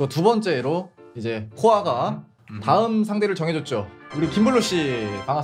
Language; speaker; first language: Korean; native; Korean